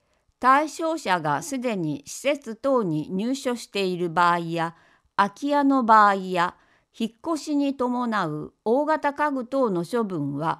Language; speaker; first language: Japanese; native; Japanese